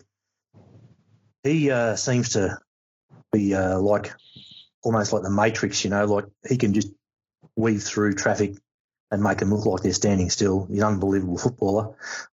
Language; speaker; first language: English; native; English